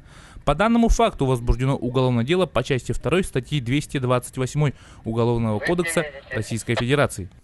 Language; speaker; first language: Russian; native; Russian